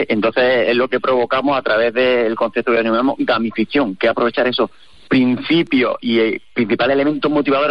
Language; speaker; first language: Spanish; native; Spanish